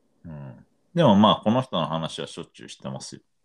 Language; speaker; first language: Japanese; native; Japanese